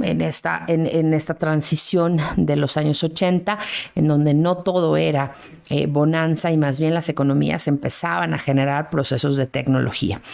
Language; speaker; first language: Spanish; native; Spanish